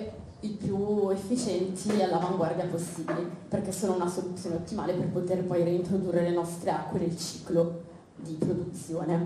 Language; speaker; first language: Italian; native; Italian